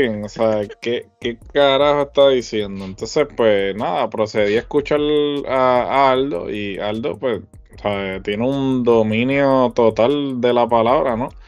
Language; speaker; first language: Spanish; native; Spanish